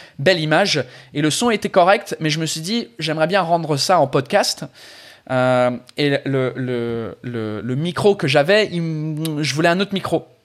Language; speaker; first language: French; non-native, fluent; English